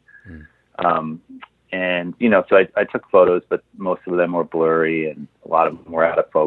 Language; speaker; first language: English; native; English